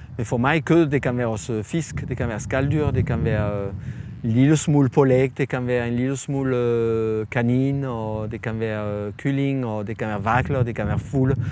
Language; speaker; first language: Danish; non-native, fluent; French